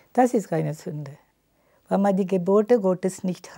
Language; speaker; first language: German; non-native, fluent; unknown